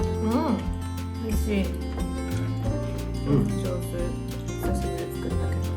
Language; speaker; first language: Japanese; native; Japanese